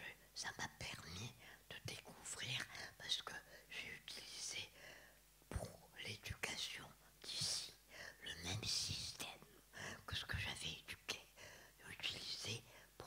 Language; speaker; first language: French; native; French